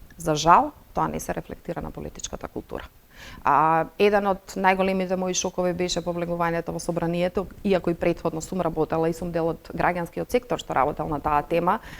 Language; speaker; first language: Macedonian; non-native, local second language; Bosnian